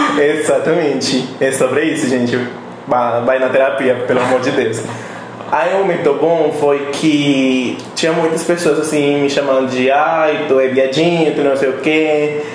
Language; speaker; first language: Portuguese; non-native, fluent; Spanish